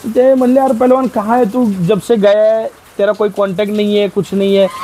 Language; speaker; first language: Hindi; non-native, local second language; Marathi